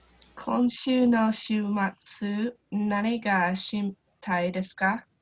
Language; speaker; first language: Japanese; non-native, learner; English